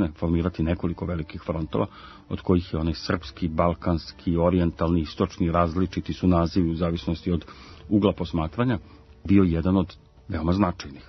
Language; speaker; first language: Croatian; native; Croatian